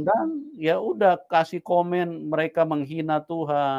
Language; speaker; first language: Indonesian; native; Indonesian